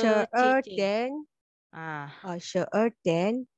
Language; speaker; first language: Chinese; non-native, learner; Malay